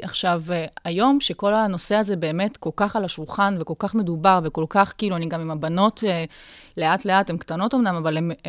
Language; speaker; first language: Hebrew; early bilingual, other home language; Russian